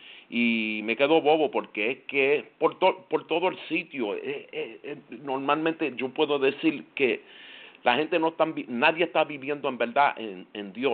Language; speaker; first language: Spanish; native; Spanish